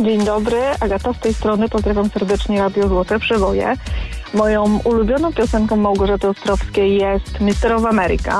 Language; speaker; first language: Polish; native; Polish